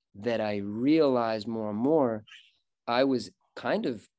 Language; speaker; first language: English; native; English